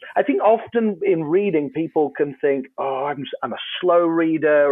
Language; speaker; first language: English; native; English